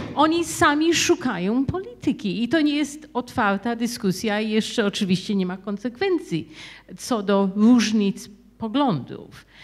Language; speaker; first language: Polish; early bilingual, heritage; Polish